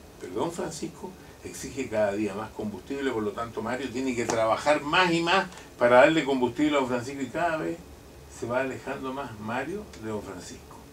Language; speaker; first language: Spanish; non-native, local second language; German